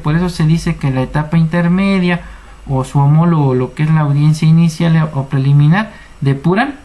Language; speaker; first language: Spanish; native; Spanish